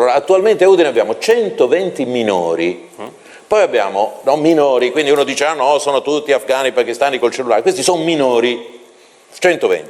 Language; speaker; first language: Italian; native; Italian